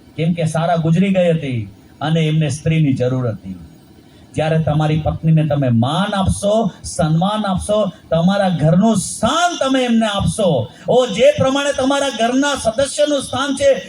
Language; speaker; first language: Gujarati; non-native, local second language; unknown